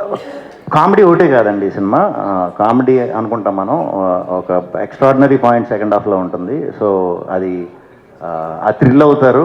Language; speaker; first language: Telugu; native; Telugu